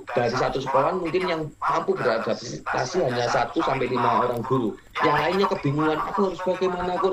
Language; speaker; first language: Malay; non-native, local second language; Javanese